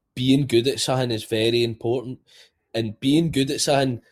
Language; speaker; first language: English; native; English